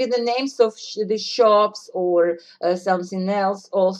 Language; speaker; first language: English; non-native, fluent; Russian